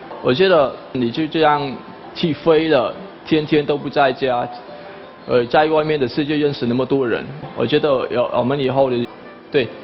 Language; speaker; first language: Chinese; non-native, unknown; Khmer